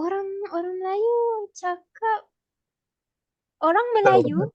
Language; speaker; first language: Malay; native; Malay